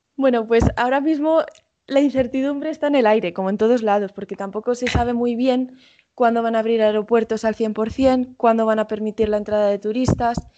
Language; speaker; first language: Spanish; native; Spanish